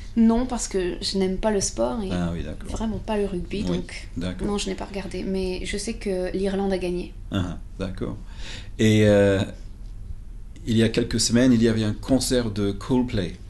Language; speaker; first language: French; non-native, fluent; English